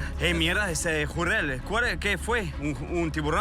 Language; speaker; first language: Spanish; non-native, learner; French